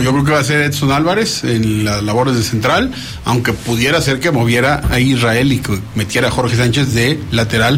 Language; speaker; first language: Spanish; native; Spanish